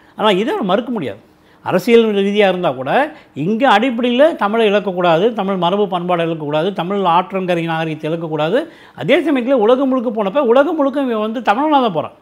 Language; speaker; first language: Tamil; native; Tamil